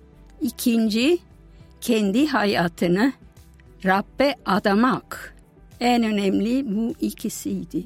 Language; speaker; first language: Turkish; non-native, fluent; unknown